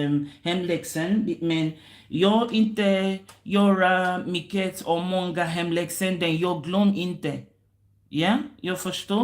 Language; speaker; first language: Swedish; non-native, learner; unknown